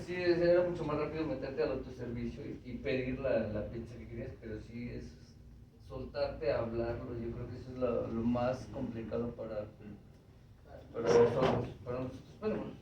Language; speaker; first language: Spanish; native; Spanish